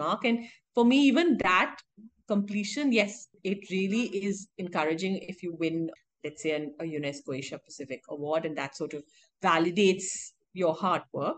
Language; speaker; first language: English; non-native, local second language; Hindi